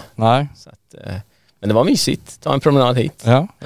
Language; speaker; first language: Swedish; early bilingual, other home language; Persian